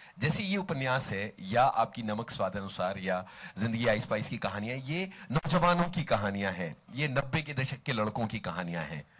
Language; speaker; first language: Hindi; native; Hindi